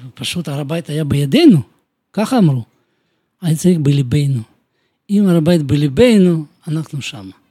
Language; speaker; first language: Hebrew; non-native, fluent; Russian